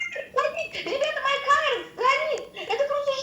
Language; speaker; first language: Russian; native; Russian